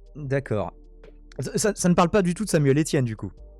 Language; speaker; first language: French; native; French